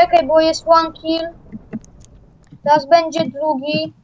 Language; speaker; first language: Polish; native; Polish